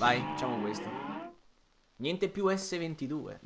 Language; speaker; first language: Italian; native; Italian